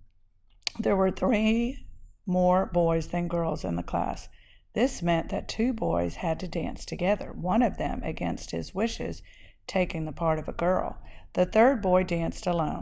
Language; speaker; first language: English; native; English